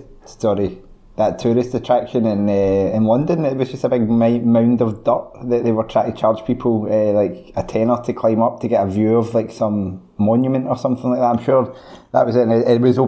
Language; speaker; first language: English; native; English